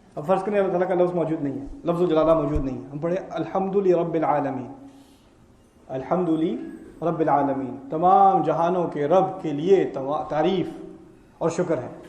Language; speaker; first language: Urdu; early bilingual, heritage; Urdu